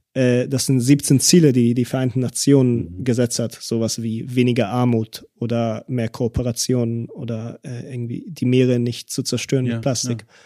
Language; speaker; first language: German; early bilingual, other home language; Hebrew